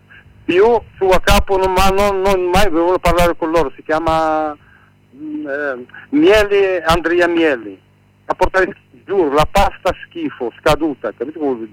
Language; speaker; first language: Italian; non-native, learner; Arabic